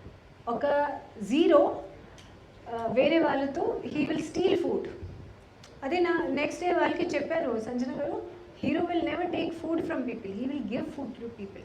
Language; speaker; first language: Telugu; non-native, learner; Hindi